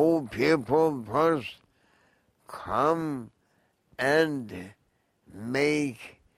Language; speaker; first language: English; non-native, fluent; Turkish